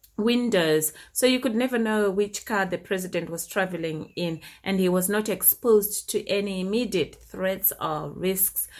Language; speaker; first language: English; non-native, local second language; Shona